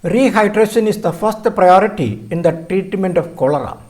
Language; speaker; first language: English; non-native, local second language; Malayalam